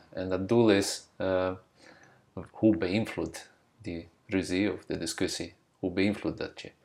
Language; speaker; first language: Dutch; non-native, fluent; Bosnian